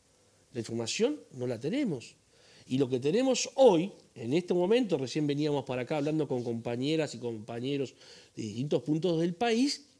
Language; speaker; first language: Spanish; native; Spanish